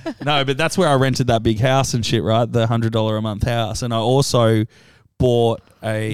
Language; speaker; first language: English; native; English